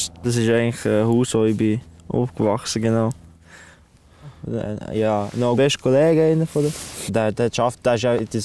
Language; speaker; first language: German; non-native, fluent; Latvian